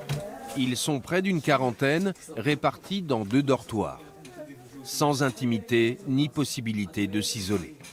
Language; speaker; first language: French; native; French